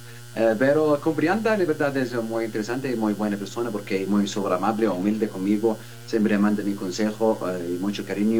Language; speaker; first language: Spanish; non-native, learner; Arabic